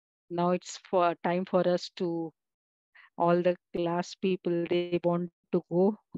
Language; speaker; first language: English; non-native, local second language; Hindi